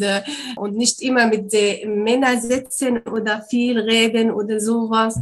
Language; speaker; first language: German; non-native, learner; Arabic